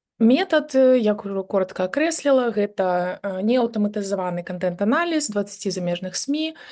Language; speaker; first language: Belarusian; native; Belarusian